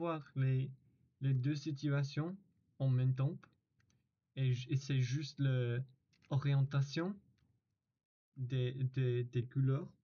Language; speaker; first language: French; non-native, learner; English